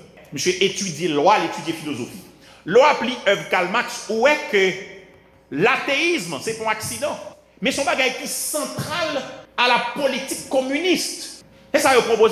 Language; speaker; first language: French; non-native, local second language; Haitian Creole